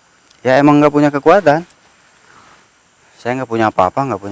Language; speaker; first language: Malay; non-native, local second language; Sundanese